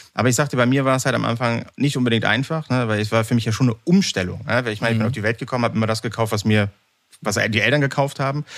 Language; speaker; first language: German; native; German